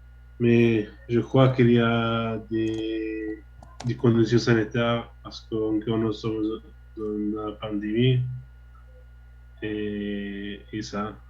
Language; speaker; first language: French; non-native, learner; Arabic